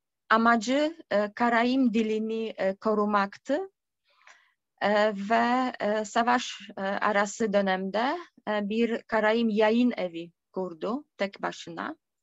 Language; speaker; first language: Turkish; non-native, fluent; Polish